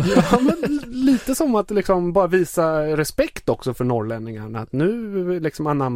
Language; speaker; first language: Swedish; native; Swedish